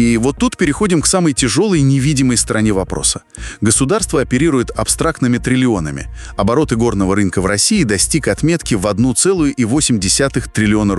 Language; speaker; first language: Russian; native; Russian